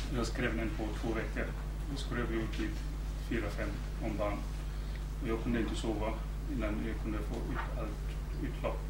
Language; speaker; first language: Swedish; non-native, fluent; Wolof